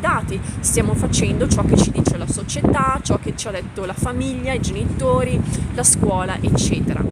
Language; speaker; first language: Italian; native; Italian